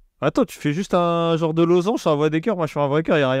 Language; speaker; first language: French; native; French